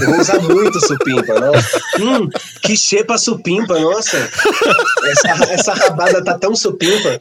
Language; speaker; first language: Portuguese; native; Portuguese